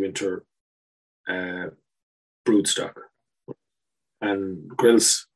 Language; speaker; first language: English; native; English